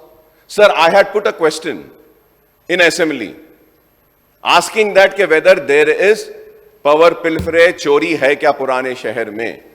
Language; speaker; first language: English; non-native, local second language; Urdu